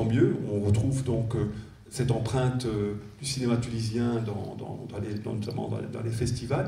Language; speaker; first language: French; native; French